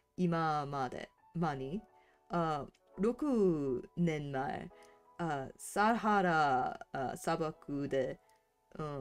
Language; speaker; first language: Japanese; non-native, learner; English